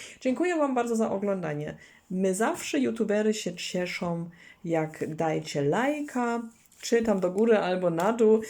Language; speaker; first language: Polish; non-native, learner; German